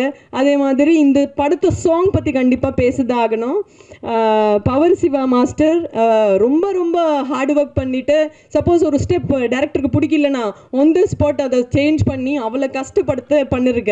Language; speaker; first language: Tamil; non-native, fluent; Punjabi